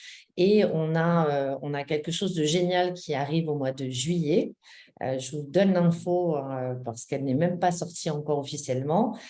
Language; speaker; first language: French; native; French